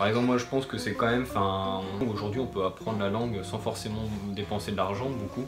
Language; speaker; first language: French; native; French